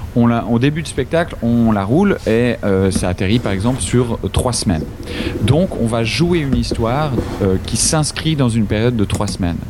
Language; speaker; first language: French; native; French